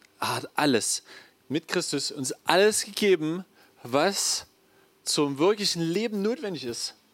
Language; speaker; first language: German; native; German